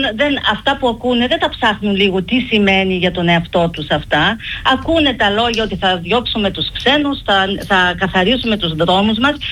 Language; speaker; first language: Greek; early bilingual, heritage; Greek